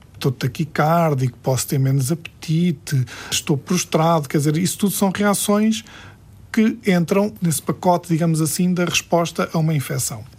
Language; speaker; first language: Portuguese; early bilingual, heritage; Portuguese